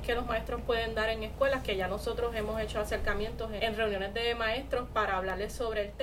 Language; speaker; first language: Spanish; native; Spanish